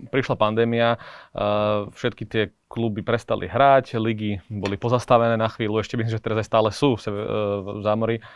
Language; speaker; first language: Slovak; native; Slovak